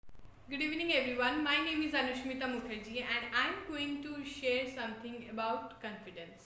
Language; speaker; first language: English; non-native, local second language; Bangla